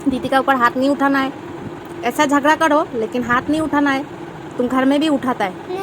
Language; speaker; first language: Hindi; non-native, local second language; Bangla